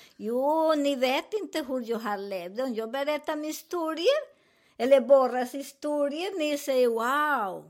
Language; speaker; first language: Swedish; non-native, learner; Spanish